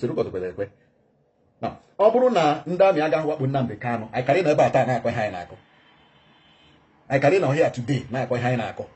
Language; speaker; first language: Igbo; native; Igbo